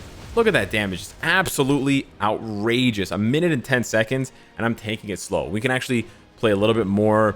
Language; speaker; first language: English; native; English